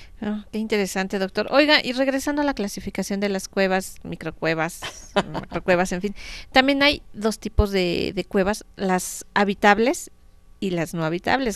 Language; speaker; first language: Spanish; native; Spanish